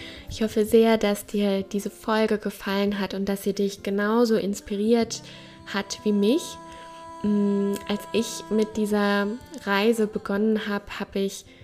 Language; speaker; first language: German; native; German